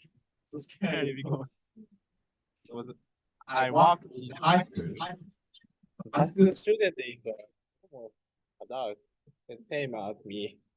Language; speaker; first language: English; non-native, learner; Japanese